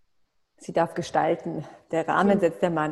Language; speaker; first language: German; native; German